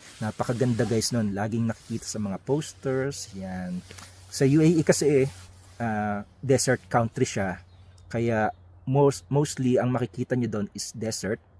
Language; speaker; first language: Filipino; native; Filipino